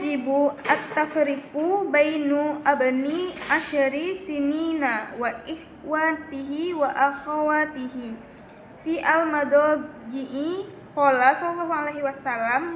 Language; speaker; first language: Arabic; non-native, learner; Indonesian